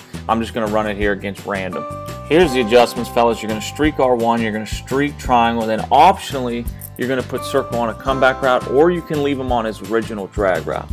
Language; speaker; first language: English; native; English